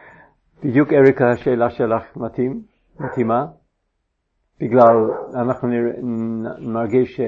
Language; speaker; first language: Hebrew; non-native, fluent; English